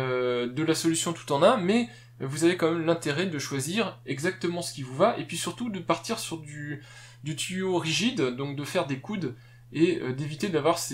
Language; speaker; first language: French; native; French